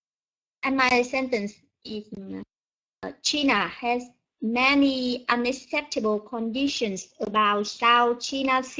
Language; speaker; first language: English; non-native, learner; Vietnamese